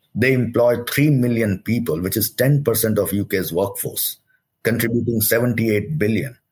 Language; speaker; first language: English; non-native, local second language; Hindi